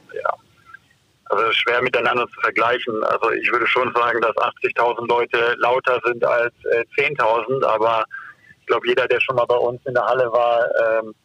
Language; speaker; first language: German; native; German